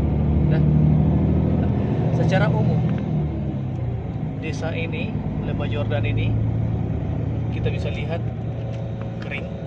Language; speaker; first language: Indonesian; native; Indonesian